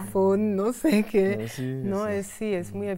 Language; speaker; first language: Spanish; non-native, fluent; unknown